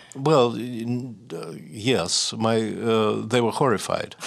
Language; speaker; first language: English; non-native, fluent; Russian